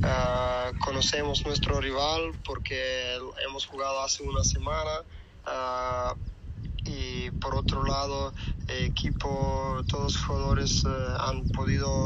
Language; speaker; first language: Spanish; non-native, fluent; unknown